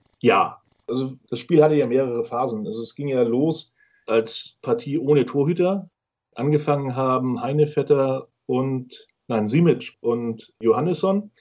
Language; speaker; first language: German; native; German